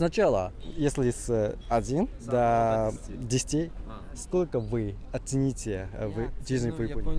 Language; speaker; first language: Russian; non-native, fluent; Japanese